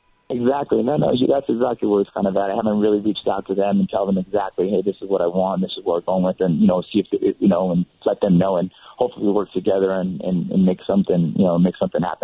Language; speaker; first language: English; native; English